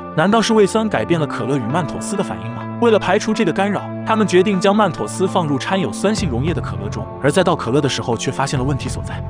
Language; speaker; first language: Chinese; native; Chinese